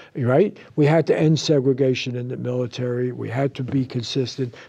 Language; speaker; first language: English; native; English